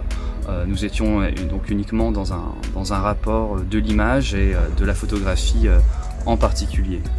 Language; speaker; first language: French; native; French